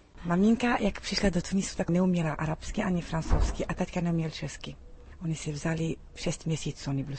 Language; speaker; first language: Czech; early bilingual, heritage; Arabic